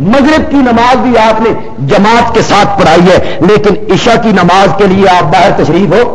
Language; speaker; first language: Urdu; non-native, local second language; Punjabi